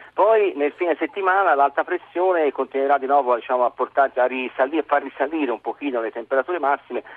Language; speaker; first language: Italian; native; Italian